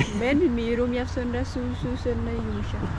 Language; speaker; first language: Turkish; non-native, learner; Lao